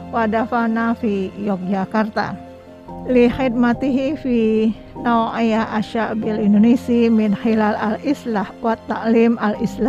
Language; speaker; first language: Arabic; non-native, fluent; Indonesian